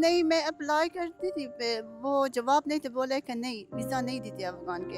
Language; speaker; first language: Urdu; non-native, learner; Persian